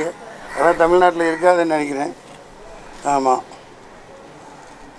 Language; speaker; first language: Tamil; native; Tamil